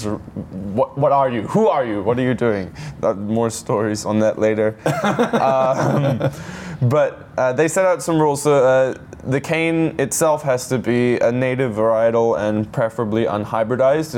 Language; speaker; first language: English; native; English